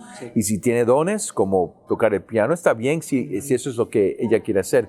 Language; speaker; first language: Spanish; early bilingual, heritage; English